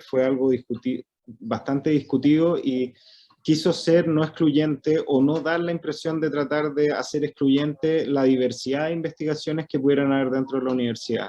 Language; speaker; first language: Spanish; native; Spanish